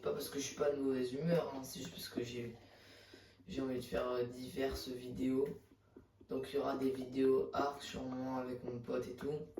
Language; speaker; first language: French; native; French